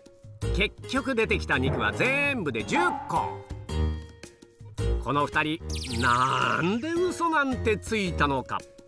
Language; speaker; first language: Japanese; native; Japanese